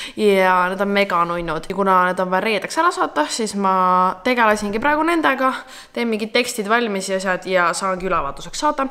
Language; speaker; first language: Estonian; native; Estonian